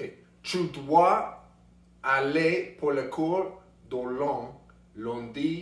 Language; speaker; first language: French; non-native, learner; English